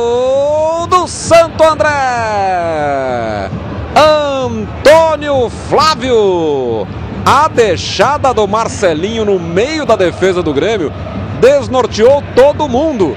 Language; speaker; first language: Portuguese; native; Portuguese